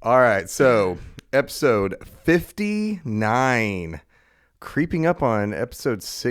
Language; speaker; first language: English; native; English